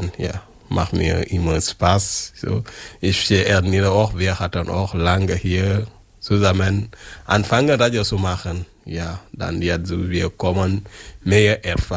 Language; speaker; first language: German; non-native, learner; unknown